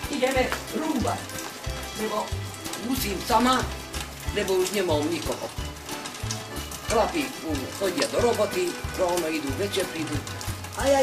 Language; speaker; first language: Slovak; non-native, local second language; Hungarian